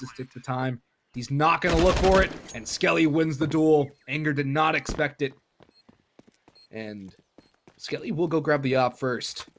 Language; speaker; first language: English; native; English